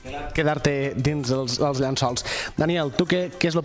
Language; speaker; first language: Catalan; native; Catalan